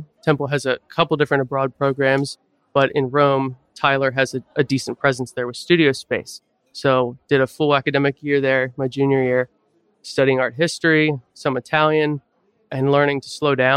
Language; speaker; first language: English; native; English